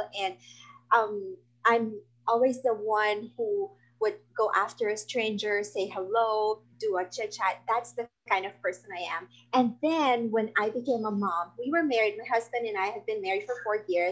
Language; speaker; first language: English; non-native, local second language; Filipino